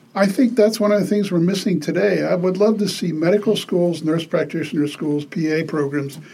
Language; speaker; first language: English; native; English